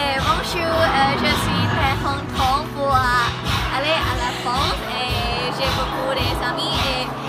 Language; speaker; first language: French; non-native, learner; Thai